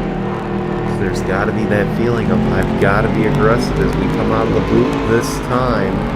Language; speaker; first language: English; native; English